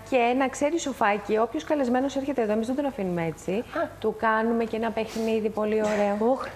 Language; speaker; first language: Greek; native; Greek